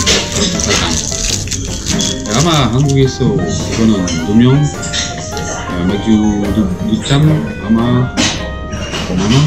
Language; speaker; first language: Korean; non-native, learner; French